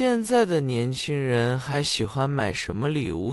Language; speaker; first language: Chinese; non-native, fluent; English